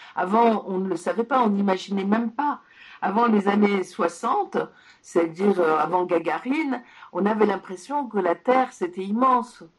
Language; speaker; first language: French; early bilingual, other home language; Polish